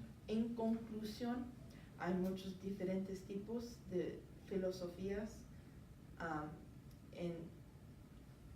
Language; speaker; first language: Spanish; non-native, learner; English